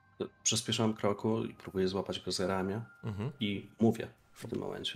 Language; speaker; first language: Polish; native; Polish